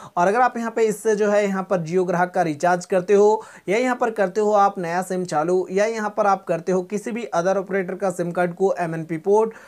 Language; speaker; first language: Hindi; native; Hindi